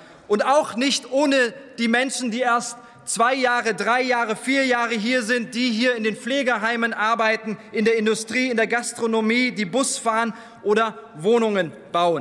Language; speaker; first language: German; early bilingual, other home language; Turkish